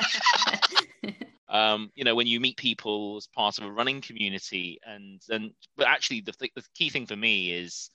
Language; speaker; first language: English; native; English